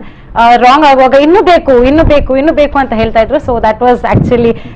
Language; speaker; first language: Kannada; non-native, local second language; Tulu